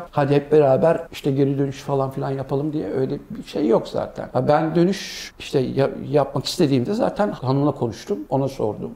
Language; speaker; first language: Turkish; early bilingual, heritage; Turkish